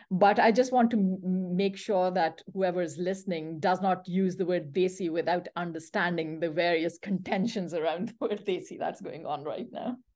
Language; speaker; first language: English; non-native, local second language; Pashto